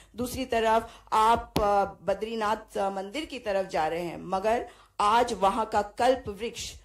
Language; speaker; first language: Hindi; native; Hindi